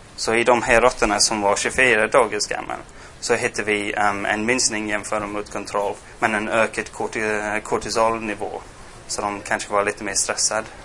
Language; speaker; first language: Swedish; non-native, fluent; English